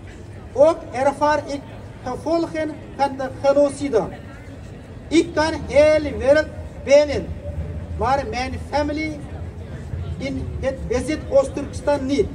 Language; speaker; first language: Dutch; non-native, fluent; Uyghur